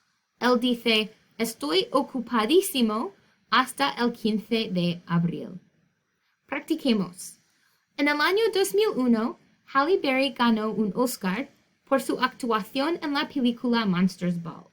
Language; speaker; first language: Spanish; non-native, fluent; English